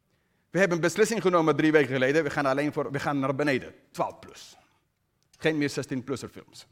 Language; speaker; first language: Dutch; non-native, fluent; English